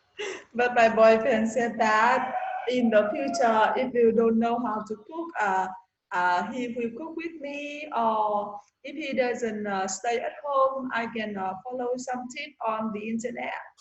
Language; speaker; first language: English; non-native, learner; Vietnamese